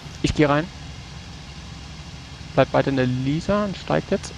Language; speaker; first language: German; native; German